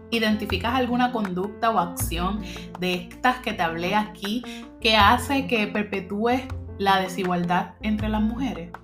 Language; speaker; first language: Spanish; native; Spanish